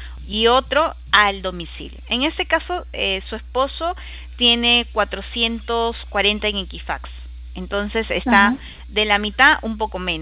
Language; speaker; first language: Spanish; native; Spanish